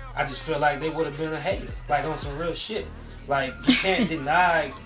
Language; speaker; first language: English; native; English